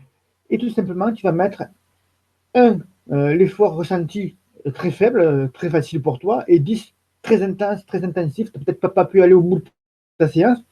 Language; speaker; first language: French; native; French